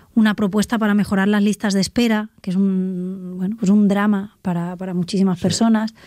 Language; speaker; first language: Spanish; native; Spanish